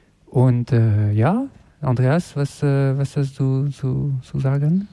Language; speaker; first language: German; non-native, fluent; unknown